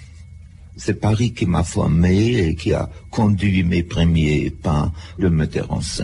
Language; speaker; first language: French; non-native, fluent; German